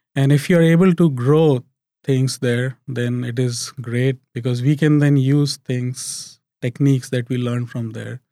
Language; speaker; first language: English; non-native, local second language; Hindi